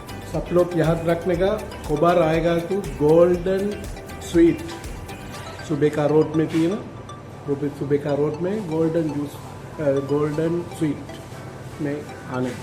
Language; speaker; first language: Hindi; non-native, local second language; Sinhala